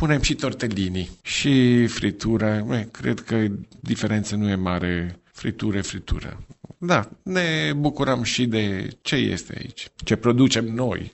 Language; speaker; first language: Romanian; non-native, fluent; Italian